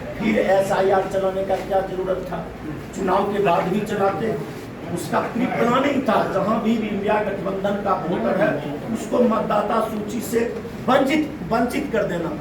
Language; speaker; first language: Hindi; native; Hindi